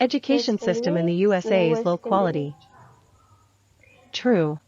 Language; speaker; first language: English; non-native, learner; Thai